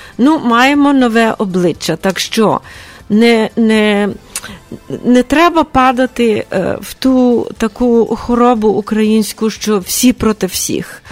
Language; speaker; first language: Ukrainian; early bilingual, heritage; Ukrainian